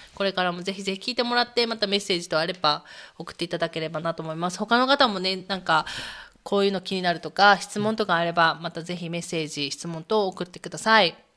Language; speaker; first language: Japanese; native; Japanese